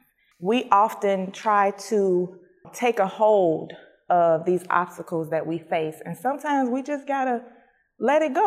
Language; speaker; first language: English; native; English